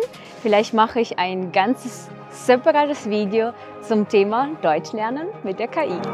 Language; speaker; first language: German; non-native, fluent; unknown